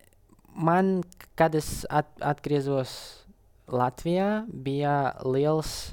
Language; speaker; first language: Latvian; non-native, local second language; Russian